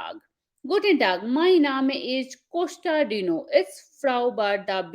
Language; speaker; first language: German; non-native, fluent; Hindi